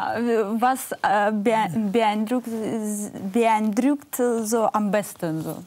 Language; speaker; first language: German; non-native, learner; Russian